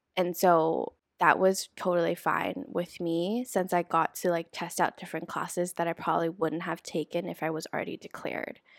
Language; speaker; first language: English; early bilingual, other home language; Vietnamese